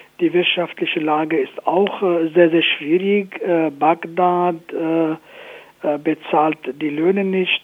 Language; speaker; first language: German; non-native, fluent; Kurdish